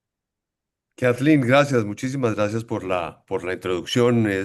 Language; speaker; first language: Spanish; native; Spanish